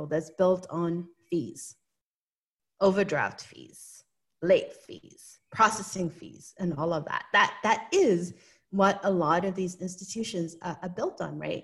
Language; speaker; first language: English; non-native, local second language; Cantonese